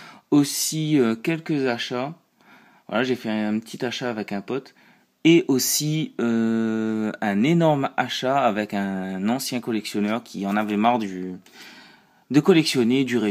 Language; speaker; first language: French; native; French